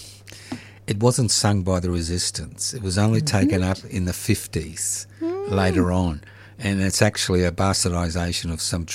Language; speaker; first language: English; non-native, local second language; Italian